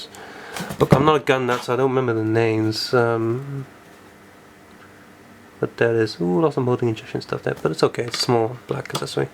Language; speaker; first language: English; native; English